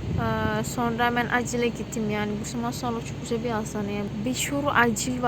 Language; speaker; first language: Turkish; non-native, learner; Indonesian